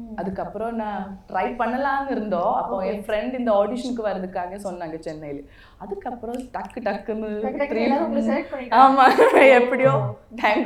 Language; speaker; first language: Tamil; non-native, learner; Malayalam